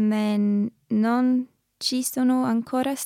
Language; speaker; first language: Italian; non-native, learner; English